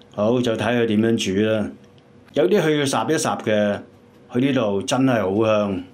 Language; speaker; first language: Cantonese; native; Cantonese